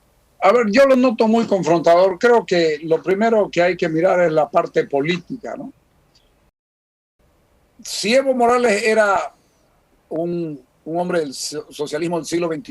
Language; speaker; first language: Spanish; native; Spanish